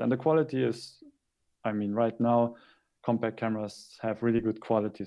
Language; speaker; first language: English; non-native, fluent; German